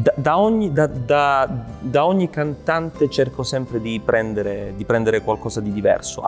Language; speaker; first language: Italian; native; Italian